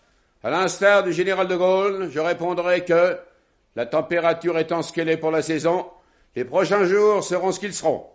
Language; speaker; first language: French; native; French